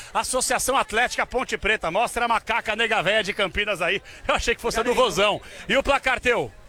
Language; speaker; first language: Portuguese; native; Portuguese